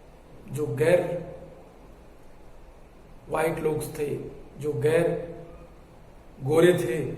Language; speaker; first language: Hindi; native; Hindi